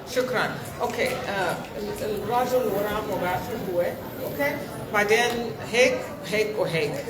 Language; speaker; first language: Arabic; early bilingual, heritage; Arabic